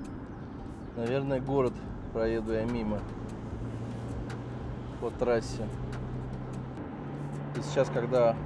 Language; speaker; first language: Russian; native; Russian